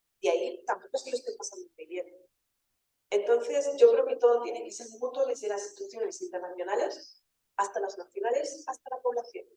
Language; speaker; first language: Spanish; early bilingual, other home language; Wolof